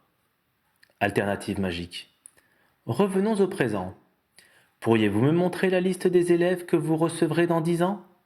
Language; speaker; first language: French; native; French